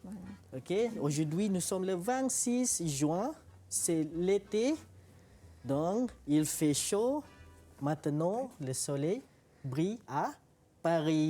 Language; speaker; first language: French; non-native, fluent; Malay